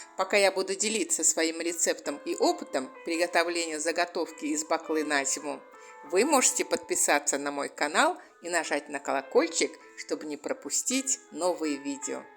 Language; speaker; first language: Russian; non-native, local second language; Azerbaijani